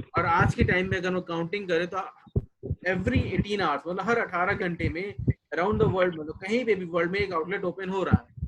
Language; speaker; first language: Hindi; native; Hindi